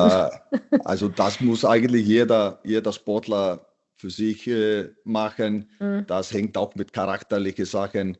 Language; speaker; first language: German; non-native, fluent; Icelandic